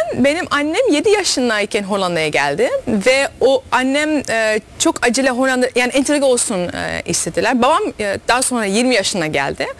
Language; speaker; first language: Turkish; early bilingual, heritage; Dutch